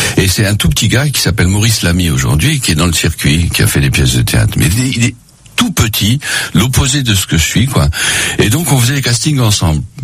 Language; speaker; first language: French; non-native, local second language; Spanish